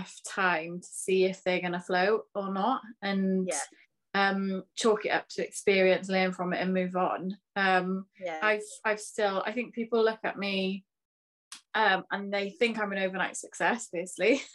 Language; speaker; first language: English; native; English